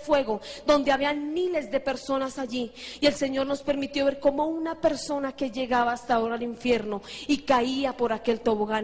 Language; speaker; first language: Spanish; native; Spanish